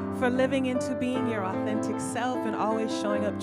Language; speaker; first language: English; native; English